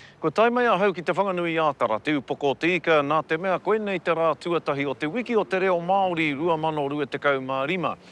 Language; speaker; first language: Māori; non-native, local second language; English